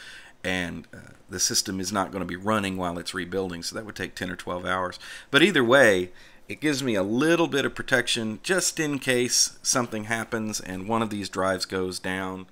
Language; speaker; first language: English; native; English